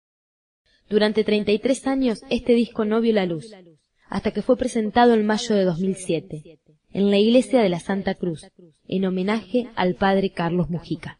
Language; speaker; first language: Spanish; native; Spanish